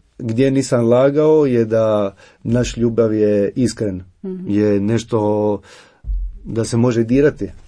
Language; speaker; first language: Croatian; non-native, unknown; Italian